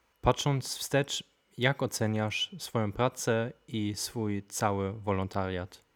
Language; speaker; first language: Polish; non-native, fluent; German